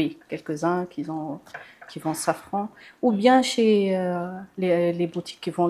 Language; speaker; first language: French; non-native, local second language; Arabic